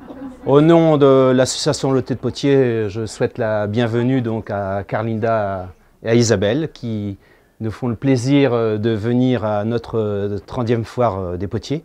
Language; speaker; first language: French; native; French